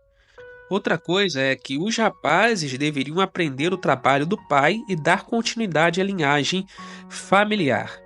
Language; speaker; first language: Portuguese; native; Portuguese